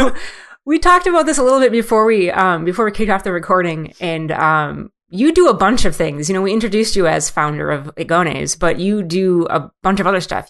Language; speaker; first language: English; native; English